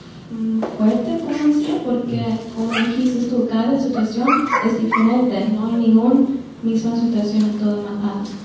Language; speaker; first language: Spanish; early bilingual, heritage; Spanish